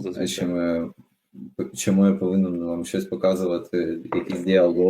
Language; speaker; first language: Ukrainian; non-native, local second language; Russian